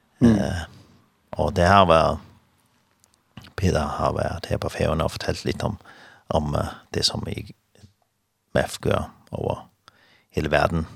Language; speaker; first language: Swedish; non-native, learner; Faroese